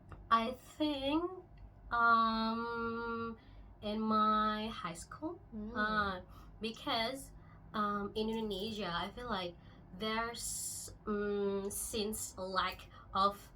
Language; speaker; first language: English; non-native, local second language; Indonesian